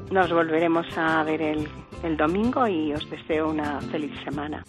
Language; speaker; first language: Spanish; native; Spanish